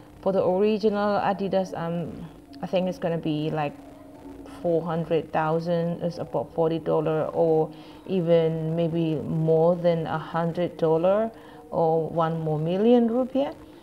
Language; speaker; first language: English; non-native, fluent; Indonesian